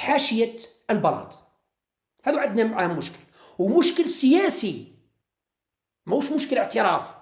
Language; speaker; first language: Arabic; native; Arabic